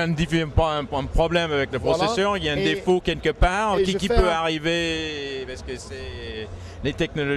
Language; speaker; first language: French; native; French